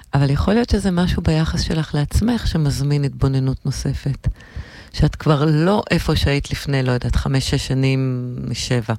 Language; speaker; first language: Hebrew; native; Hebrew